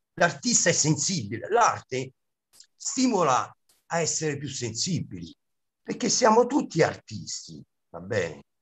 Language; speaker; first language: Italian; native; Italian